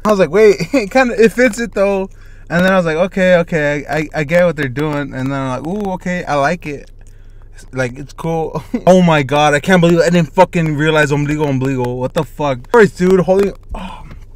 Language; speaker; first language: English; early bilingual, other home language; Spanish